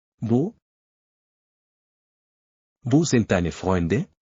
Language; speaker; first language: German; non-native, fluent; Ukrainian